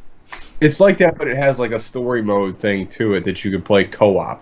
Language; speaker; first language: English; native; English